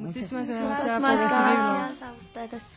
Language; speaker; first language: Spanish; non-native, learner; Korean